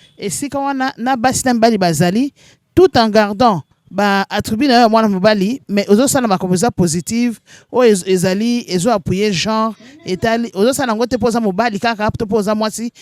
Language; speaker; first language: Lingala; native; Lingala